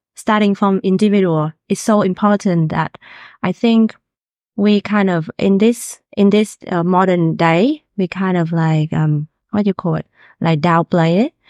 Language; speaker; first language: English; non-native, fluent; Vietnamese